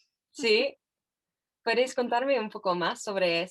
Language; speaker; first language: Spanish; non-native, fluent; English